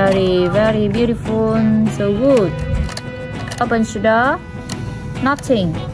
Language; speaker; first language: English; non-native, learner; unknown